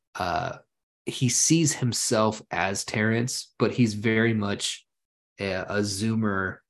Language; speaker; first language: English; early bilingual, other home language; German